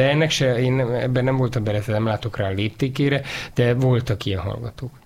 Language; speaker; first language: Hungarian; native; Hungarian